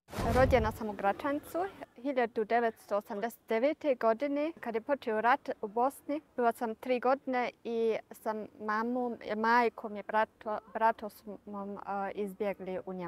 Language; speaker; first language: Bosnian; early bilingual, heritage; Bosnian